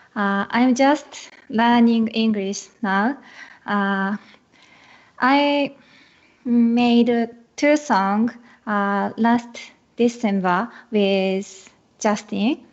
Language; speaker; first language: English; non-native, learner; Japanese